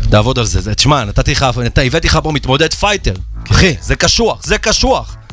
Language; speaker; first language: Hebrew; native; Hebrew